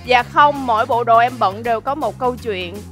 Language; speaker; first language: Vietnamese; native; Vietnamese